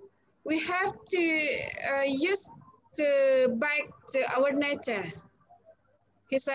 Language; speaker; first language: English; non-native, learner; Indonesian